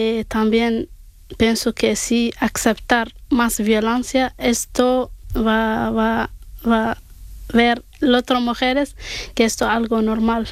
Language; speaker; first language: Spanish; non-native, learner; Arabic